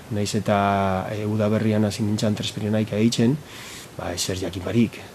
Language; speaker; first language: Basque; non-native, local second language; Spanish